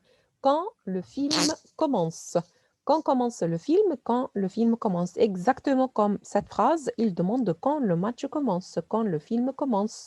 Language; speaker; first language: French; non-native, fluent; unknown